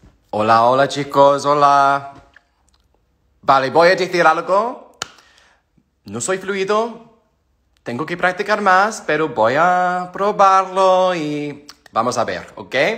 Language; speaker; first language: Spanish; non-native, learner; English